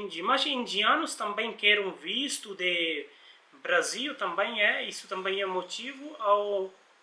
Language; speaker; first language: Portuguese; non-native, learner; Hindi